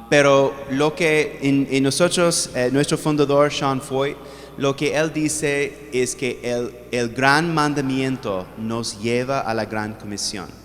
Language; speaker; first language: Spanish; non-native, fluent; English